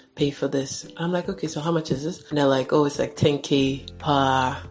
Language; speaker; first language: English; non-native, local second language; Yoruba